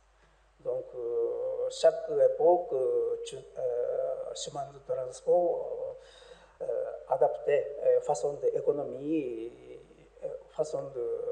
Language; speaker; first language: French; non-native, learner; Japanese